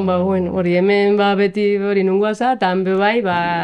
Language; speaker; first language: Basque; native; Basque